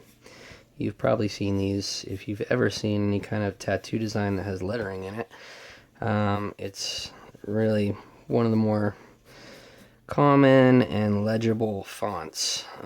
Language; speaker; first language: English; native; English